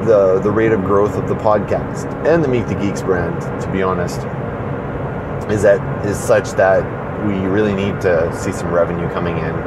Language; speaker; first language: English; native; English